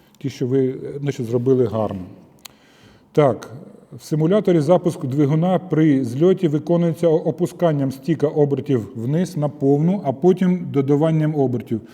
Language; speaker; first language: Ukrainian; non-native, local second language; Russian